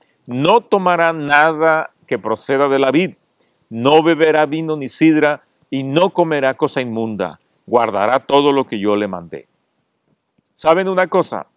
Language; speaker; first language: Spanish; native; Spanish